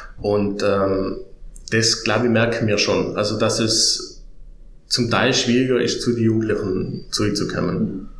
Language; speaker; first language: German; native; German